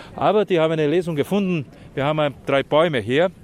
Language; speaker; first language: German; non-native, fluent; Slovenian